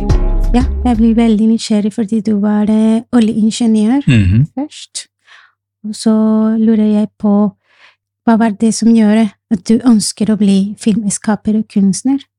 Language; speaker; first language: Norwegian; non-native, fluent; Arabic